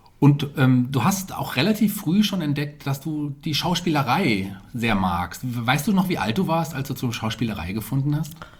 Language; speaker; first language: German; native; German